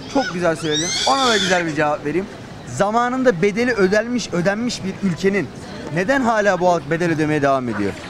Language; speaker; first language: Turkish; native; Turkish